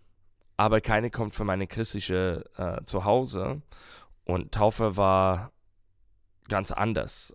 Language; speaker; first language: German; non-native, fluent; English